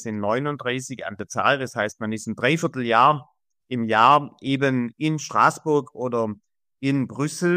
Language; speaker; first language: German; native; German